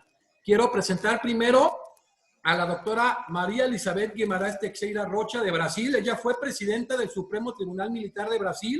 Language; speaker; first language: Spanish; native; Spanish